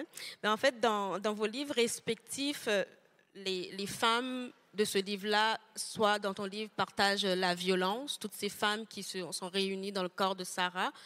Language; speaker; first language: French; native; French